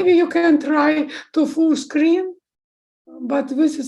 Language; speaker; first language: English; non-native, fluent; Russian